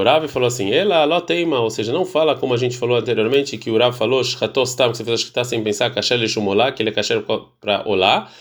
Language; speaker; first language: Portuguese; early bilingual, heritage; Portuguese